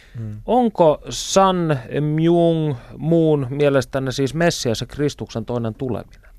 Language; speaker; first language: Finnish; native; Finnish